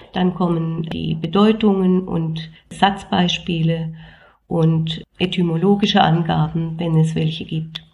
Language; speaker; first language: German; native; German